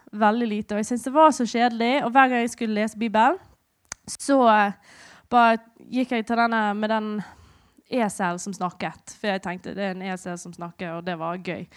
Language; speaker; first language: Norwegian; non-native, fluent; English